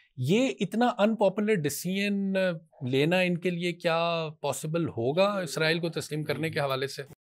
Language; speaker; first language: Urdu; non-native, local second language; Punjabi